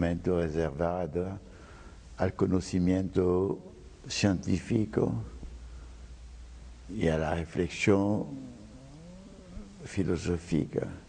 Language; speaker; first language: Spanish; non-native, fluent; French